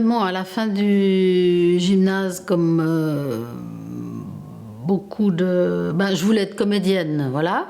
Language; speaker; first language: French; early bilingual, other home language; Italian